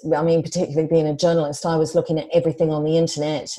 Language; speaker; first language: English; native; English